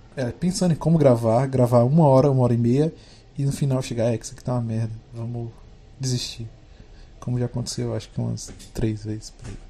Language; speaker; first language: Portuguese; native; Portuguese